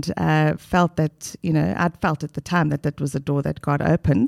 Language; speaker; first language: English; native; English